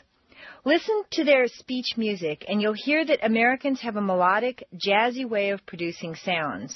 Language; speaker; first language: English; native; English